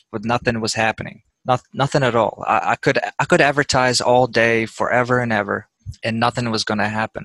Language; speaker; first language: English; early bilingual, other home language; Russian